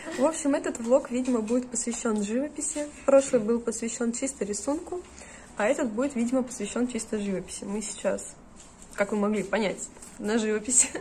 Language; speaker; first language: Russian; native; Russian